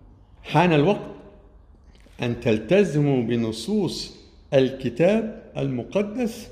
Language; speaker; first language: Arabic; native; Arabic